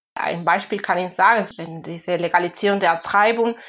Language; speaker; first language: German; non-native, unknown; Spanish